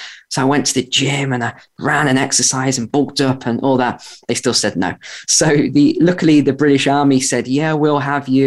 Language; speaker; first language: English; native; English